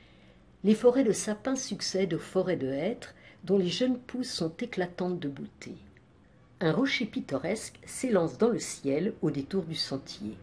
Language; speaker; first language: French; native; French